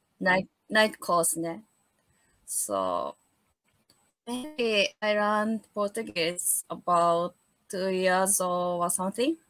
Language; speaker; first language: English; non-native, learner; Japanese